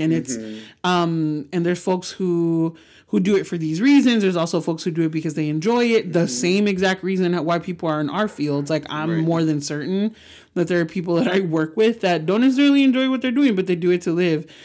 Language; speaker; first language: English; early bilingual, other home language; Spanish